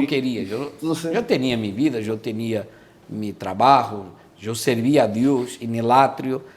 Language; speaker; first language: Spanish; non-native, fluent; Portuguese